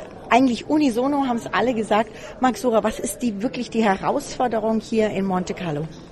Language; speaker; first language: German; native; German